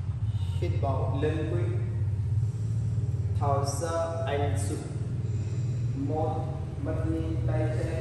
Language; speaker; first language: Vietnamese; non-native, learner; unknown